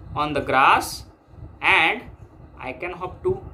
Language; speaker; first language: English; non-native, local second language; Marathi